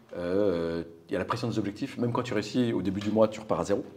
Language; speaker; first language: French; native; French